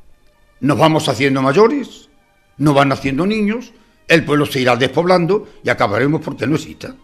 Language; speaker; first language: Spanish; native; Spanish